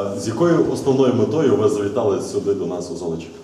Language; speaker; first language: Ukrainian; native; Ukrainian